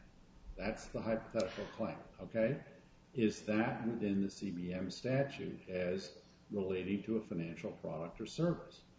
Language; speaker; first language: English; native; English